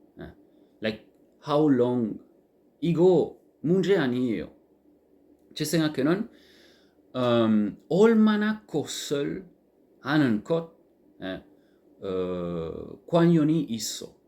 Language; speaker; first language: Korean; non-native, learner; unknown